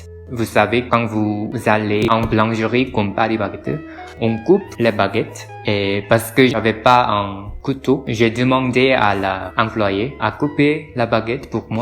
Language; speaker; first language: French; non-native, learner; Korean